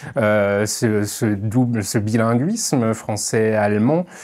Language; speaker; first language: French; native; French